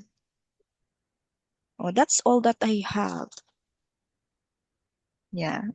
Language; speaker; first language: English; non-native, local second language; Filipino